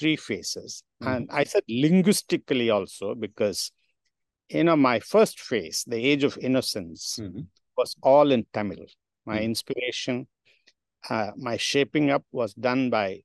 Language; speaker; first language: English; non-native, local second language; Tamil